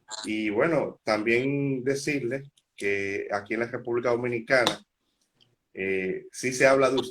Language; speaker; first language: Spanish; native; Spanish